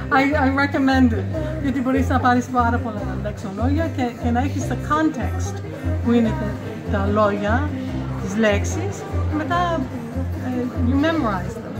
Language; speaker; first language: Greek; early bilingual, heritage; English